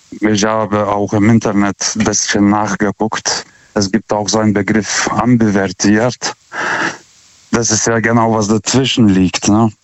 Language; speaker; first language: German; non-native, fluent; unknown